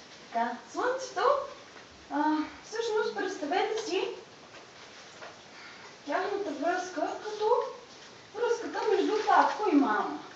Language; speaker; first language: Bulgarian; native; Bulgarian